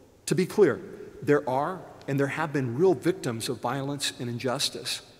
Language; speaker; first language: English; native; English